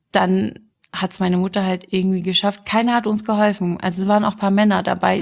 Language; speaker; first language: German; early bilingual, other home language; Arabic